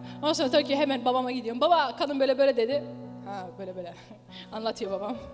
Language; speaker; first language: Turkish; early bilingual, heritage; Dutch